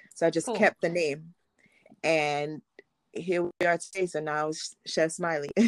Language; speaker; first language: English; early bilingual, other home language; Haitian Creole